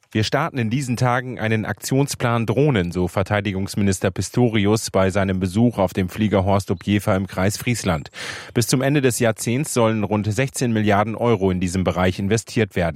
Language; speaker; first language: German; native; German